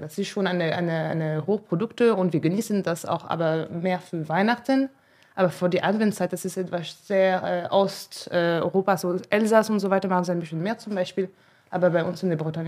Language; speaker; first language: German; non-native, fluent; French